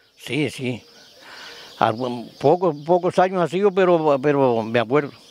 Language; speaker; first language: Spanish; native; Spanish